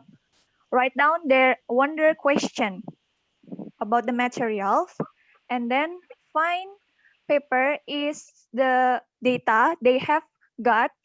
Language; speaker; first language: English; non-native, learner; Indonesian